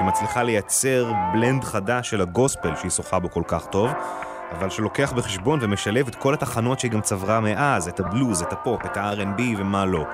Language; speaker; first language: Hebrew; native; Hebrew